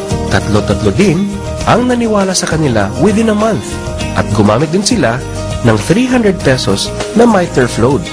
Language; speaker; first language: Filipino; native; Filipino